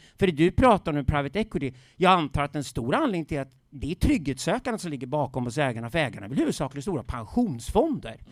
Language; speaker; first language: Swedish; native; Swedish